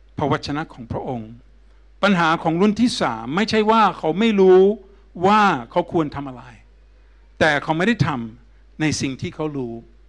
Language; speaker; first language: Thai; non-native, fluent; English